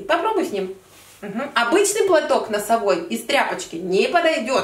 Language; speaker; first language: Russian; native; Russian